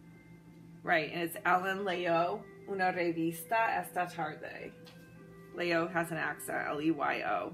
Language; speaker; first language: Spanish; non-native, fluent; English